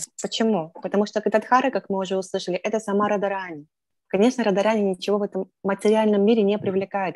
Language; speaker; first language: Russian; native; Russian